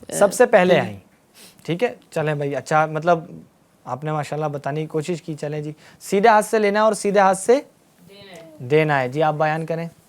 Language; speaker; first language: Urdu; native; Urdu